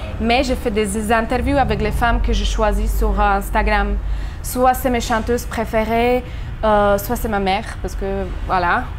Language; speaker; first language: French; non-native, fluent; Slovak